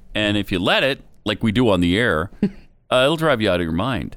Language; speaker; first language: English; native; English